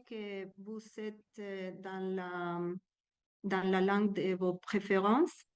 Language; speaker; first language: French; non-native, learner; Spanish